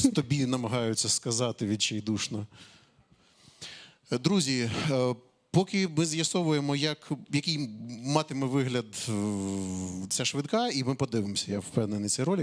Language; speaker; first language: Ukrainian; native; Ukrainian